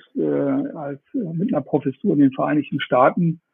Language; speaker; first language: German; native; German